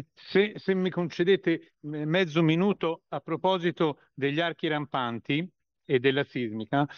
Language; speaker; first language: Italian; native; Italian